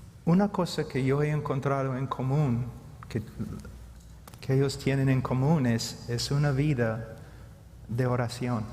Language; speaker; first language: Spanish; non-native, fluent; English